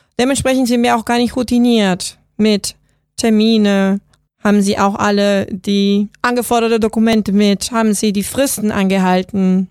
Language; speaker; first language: German; non-native, fluent; Spanish